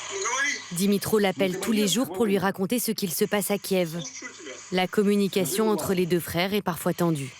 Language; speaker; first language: French; native; French